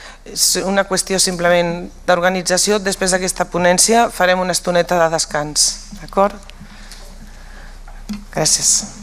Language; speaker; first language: Catalan; native; Catalan